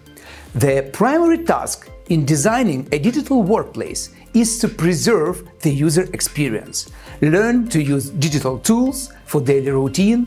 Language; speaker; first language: English; non-native, fluent; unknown